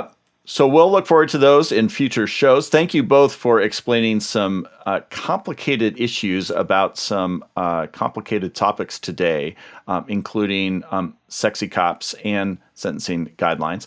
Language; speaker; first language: English; native; English